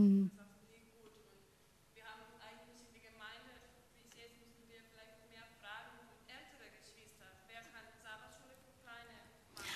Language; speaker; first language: German; non-native, learner; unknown